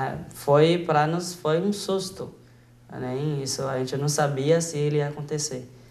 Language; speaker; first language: Portuguese; non-native, fluent; Haitian Creole